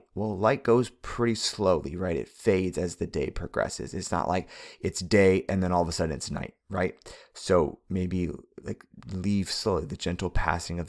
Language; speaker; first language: English; native; English